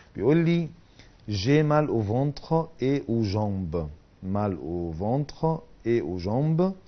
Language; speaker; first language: French; non-native, fluent; Arabic